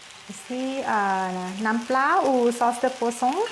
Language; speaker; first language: French; non-native, fluent; Thai